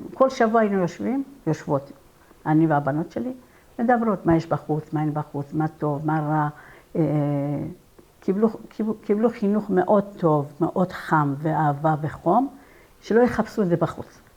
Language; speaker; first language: Hebrew; non-native, fluent; Persian